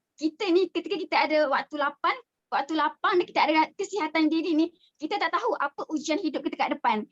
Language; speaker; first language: Malay; native; Malay